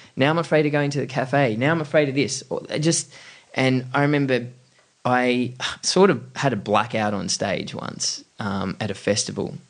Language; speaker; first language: English; native; English